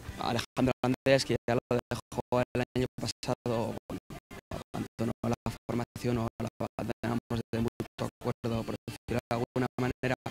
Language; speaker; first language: Spanish; native; Spanish